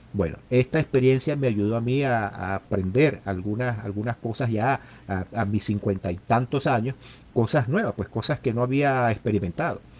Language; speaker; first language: Spanish; native; Spanish